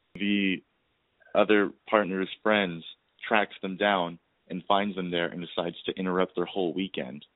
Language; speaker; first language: English; native; English